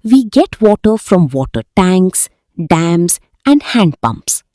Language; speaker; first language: English; non-native, local second language; Gujarati